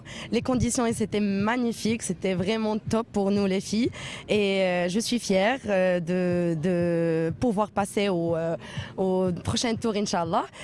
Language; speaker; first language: French; non-native, local second language; Arabic